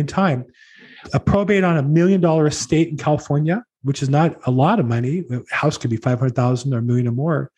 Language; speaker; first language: English; native; English